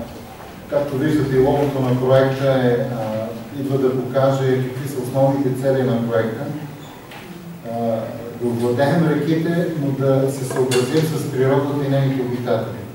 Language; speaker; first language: Bulgarian; native; Bulgarian